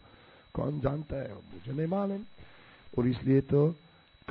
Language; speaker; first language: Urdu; non-native, learner; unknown